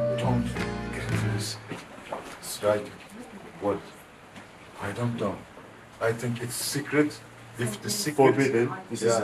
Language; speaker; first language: English; non-native, learner; Turkish